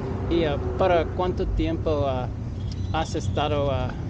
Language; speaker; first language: Spanish; non-native, learner; English